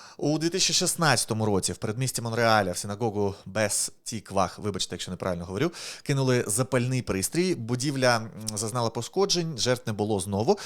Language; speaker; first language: Ukrainian; native; Ukrainian